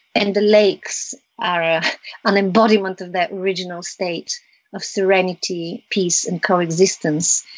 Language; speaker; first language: English; early bilingual, other home language; Bulgarian